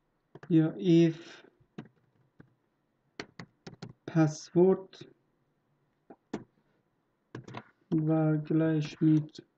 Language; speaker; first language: German; non-native, learner; Persian